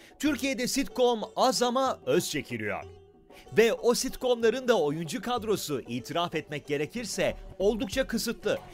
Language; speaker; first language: Turkish; native; Turkish